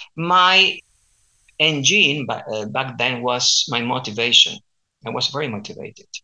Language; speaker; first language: English; non-native, fluent; Spanish